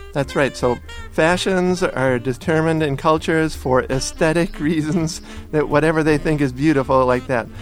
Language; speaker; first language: English; native; English